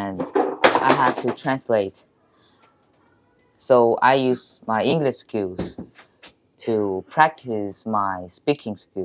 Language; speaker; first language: English; non-native, learner; Chinese